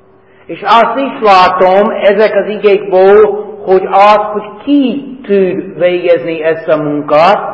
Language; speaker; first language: Hungarian; non-native, fluent; English